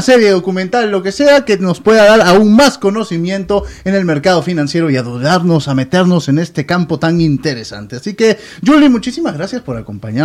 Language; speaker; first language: Spanish; native; Spanish